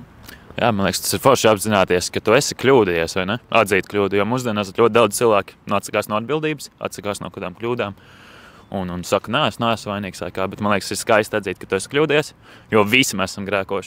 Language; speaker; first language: Latvian; native; Latvian